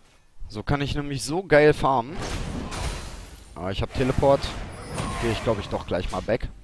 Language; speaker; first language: German; native; German